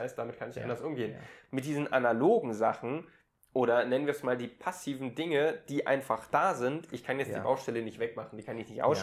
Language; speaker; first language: German; native; German